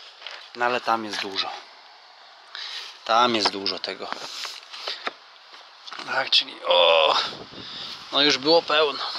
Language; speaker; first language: Polish; native; Polish